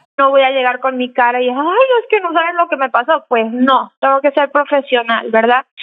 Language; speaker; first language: Spanish; native; Spanish